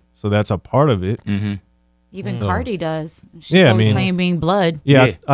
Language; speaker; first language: English; native; English